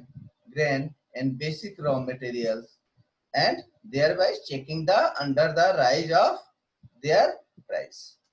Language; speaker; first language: English; non-native, local second language; Hindi